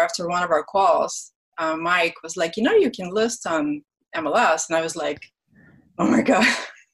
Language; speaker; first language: English; early bilingual, other home language; Ukrainian